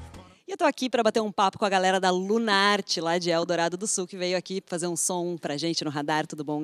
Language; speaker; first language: Portuguese; native; Portuguese